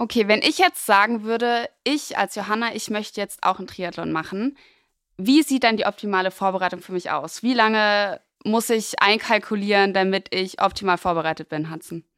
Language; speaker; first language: German; native; German